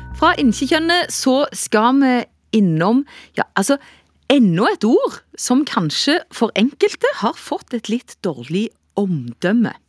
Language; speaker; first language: Norwegian; native; Norwegian